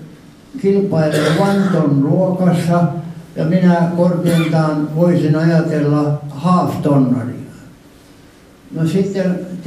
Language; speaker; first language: Finnish; non-native, local second language; Swedish